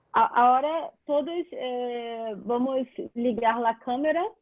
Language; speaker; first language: Spanish; non-native, learner; Portuguese